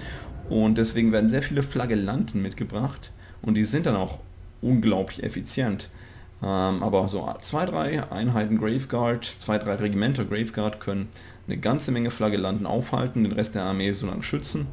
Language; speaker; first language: German; native; German